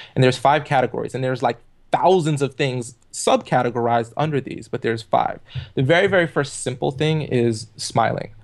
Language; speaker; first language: English; native; English